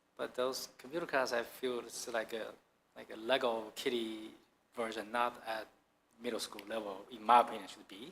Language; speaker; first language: English; non-native, fluent; Chinese